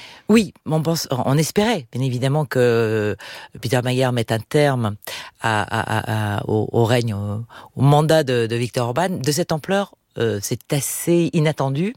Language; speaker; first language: French; native; French